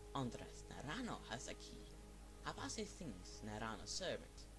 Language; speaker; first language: English; non-native, fluent; Swedish